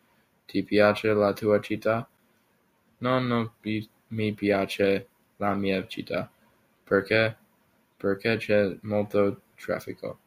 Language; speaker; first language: Italian; non-native, learner; English